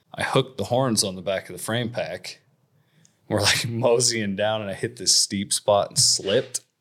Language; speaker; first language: English; native; English